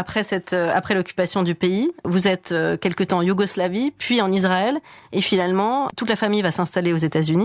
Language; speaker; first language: French; native; French